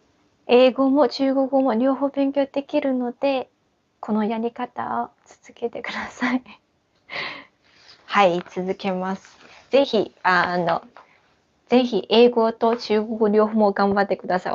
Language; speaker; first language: Japanese; non-native, fluent; Chinese